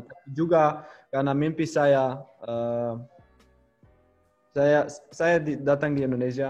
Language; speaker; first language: Indonesian; non-native, learner; Dutch